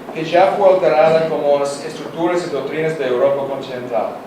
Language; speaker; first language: Portuguese; non-native, learner; Russian